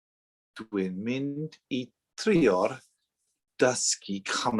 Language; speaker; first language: Welsh; non-native, learner; English